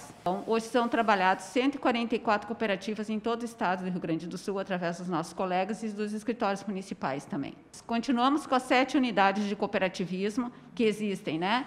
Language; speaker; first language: Portuguese; native; Portuguese